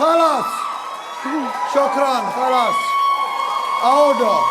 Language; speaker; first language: Arabic; non-native, learner; English